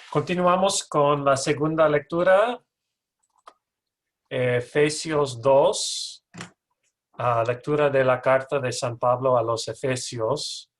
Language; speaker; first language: Spanish; non-native, fluent; English